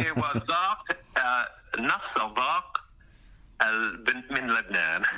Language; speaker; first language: Arabic; non-native, learner; English